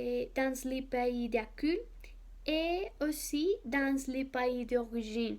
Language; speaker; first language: French; non-native, learner; Spanish